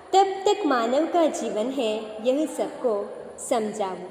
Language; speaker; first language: Hindi; non-native, local second language; Kannada